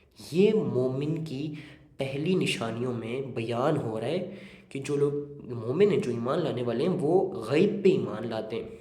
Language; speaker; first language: Urdu; native; Urdu